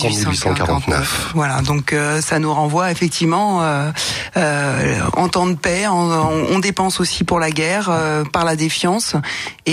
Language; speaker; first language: French; native; French